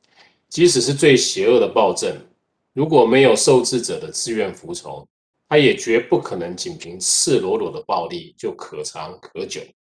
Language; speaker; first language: Chinese; native; Chinese